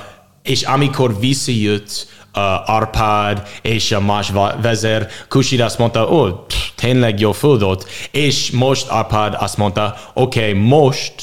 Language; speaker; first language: Hungarian; non-native, learner; English